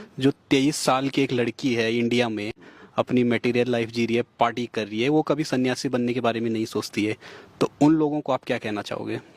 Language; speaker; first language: Hindi; native; Hindi